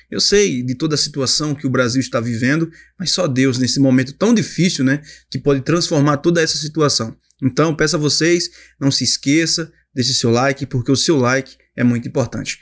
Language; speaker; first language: Portuguese; native; Portuguese